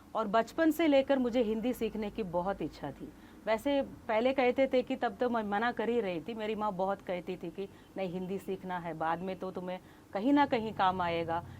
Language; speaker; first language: Hindi; non-native, local second language; Kannada